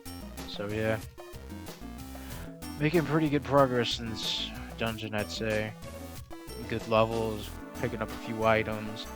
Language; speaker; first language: English; native; English